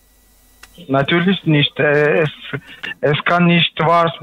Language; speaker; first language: German; non-native, learner; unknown